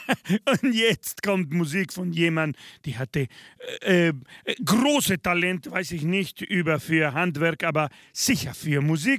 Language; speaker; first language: German; non-native, learner; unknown